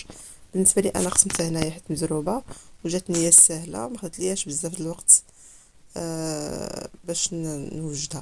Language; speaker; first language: Arabic; native; Arabic